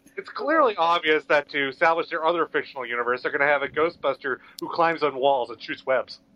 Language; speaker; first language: English; native; English